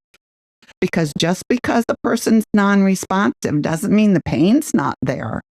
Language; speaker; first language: English; native; English